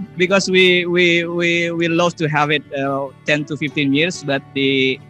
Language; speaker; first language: English; non-native, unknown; Indonesian